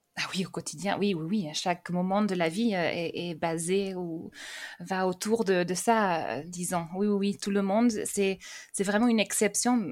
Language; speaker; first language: French; early bilingual, other home language; English